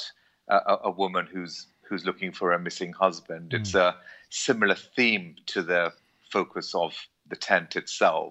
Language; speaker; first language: English; native; English